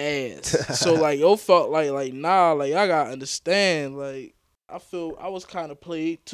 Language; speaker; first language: English; native; English